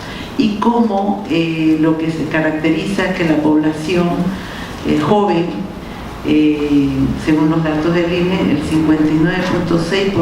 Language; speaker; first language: Spanish; native; Spanish